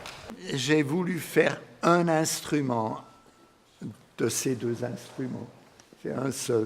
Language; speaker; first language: French; non-native, fluent; Swiss German